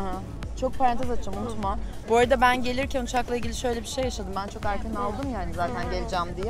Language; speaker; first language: Turkish; native; Turkish